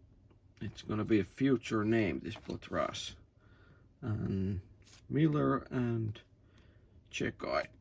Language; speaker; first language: English; non-native, learner; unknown